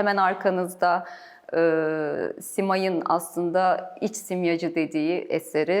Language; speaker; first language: Turkish; native; Turkish